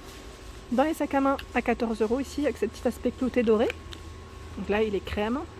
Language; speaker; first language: French; native; French